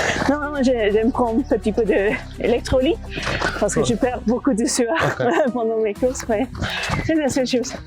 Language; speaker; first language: French; non-native, fluent; English